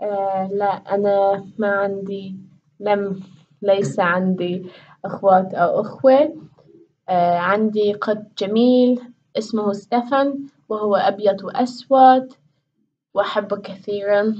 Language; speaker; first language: Arabic; non-native, learner; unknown